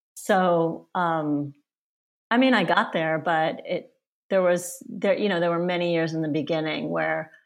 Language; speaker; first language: English; early bilingual, other home language; Polish